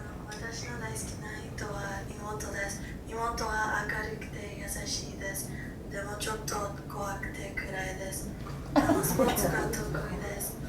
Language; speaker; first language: Japanese; non-native, learner; English